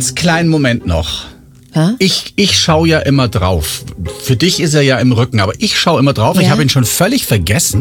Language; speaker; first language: German; native; German